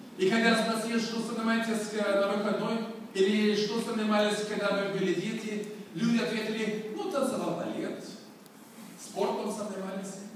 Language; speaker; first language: Russian; non-native, learner; Swedish